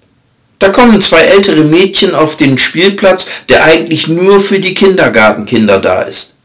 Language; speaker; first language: German; native; German